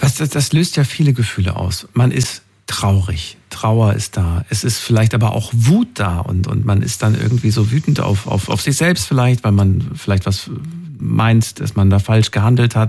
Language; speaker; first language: German; native; German